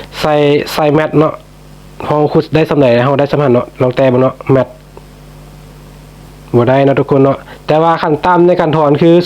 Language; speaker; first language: Thai; non-native, local second language; Lao